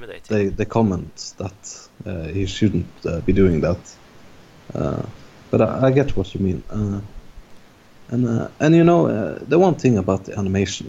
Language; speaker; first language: English; non-native, fluent; Norwegian